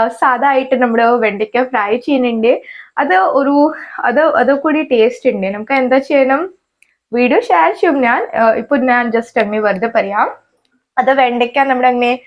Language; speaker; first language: Malayalam; non-native, learner; Hindi